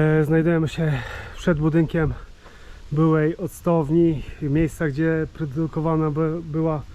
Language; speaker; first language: Polish; native; Polish